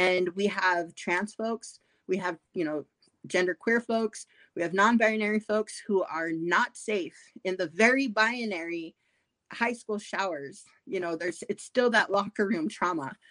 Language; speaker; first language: English; native; English